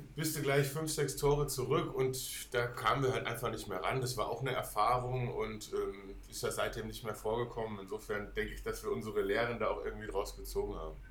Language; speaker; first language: German; non-native, fluent; Danish